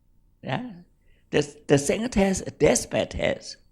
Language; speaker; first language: English; non-native, fluent; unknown